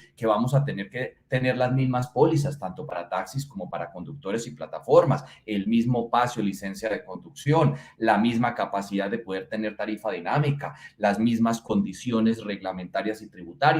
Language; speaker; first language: Spanish; native; Spanish